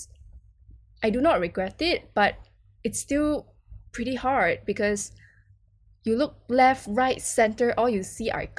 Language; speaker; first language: English; non-native, local second language; Chinese